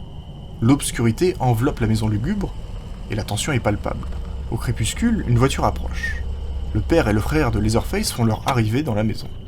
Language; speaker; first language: French; native; French